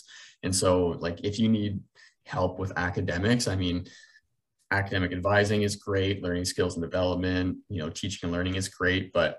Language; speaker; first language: English; native; English